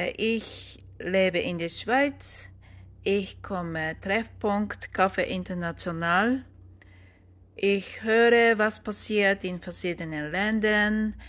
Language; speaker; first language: German; non-native, learner; Japanese